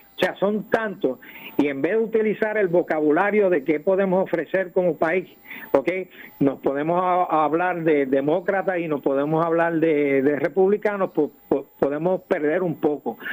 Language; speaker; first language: Spanish; native; Spanish